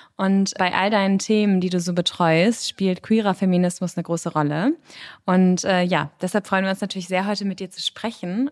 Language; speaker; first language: German; native; German